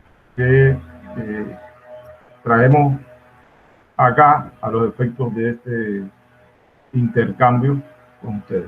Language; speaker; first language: Spanish; native; Spanish